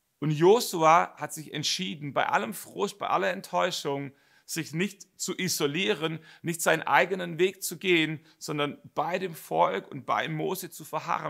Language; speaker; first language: German; native; German